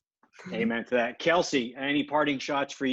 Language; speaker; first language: English; native; English